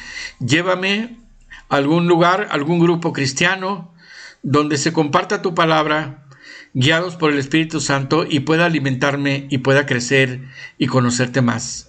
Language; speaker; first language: Spanish; native; Spanish